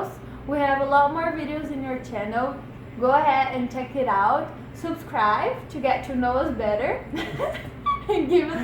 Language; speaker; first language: English; non-native, fluent; Portuguese